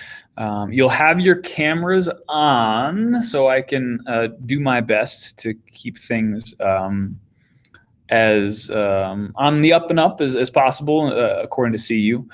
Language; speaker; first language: English; native; English